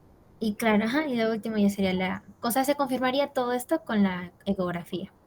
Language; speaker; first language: Spanish; native; Spanish